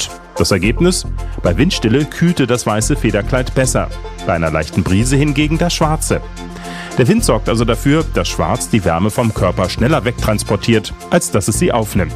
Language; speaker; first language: German; native; German